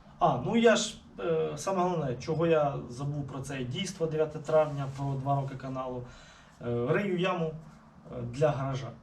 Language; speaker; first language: Ukrainian; non-native, local second language; Russian